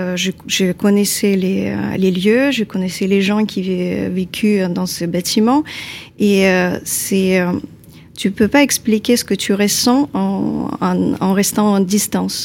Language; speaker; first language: French; non-native, fluent; Ukrainian